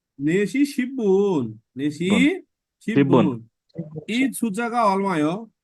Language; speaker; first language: Korean; non-native, learner; Bangla